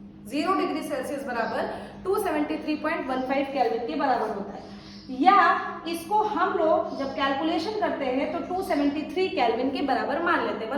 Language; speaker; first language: Hindi; native; Hindi